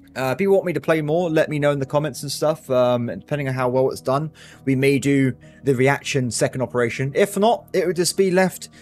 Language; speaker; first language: English; native; English